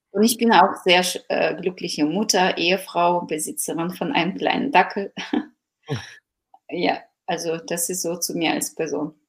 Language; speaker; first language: German; non-native, fluent; Ukrainian